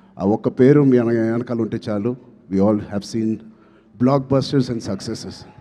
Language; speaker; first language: Telugu; native; Telugu